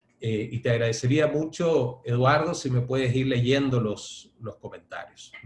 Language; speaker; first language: Spanish; native; Spanish